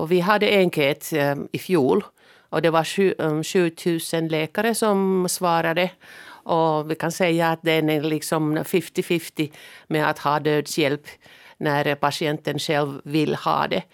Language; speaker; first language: Swedish; non-native, local second language; Finnish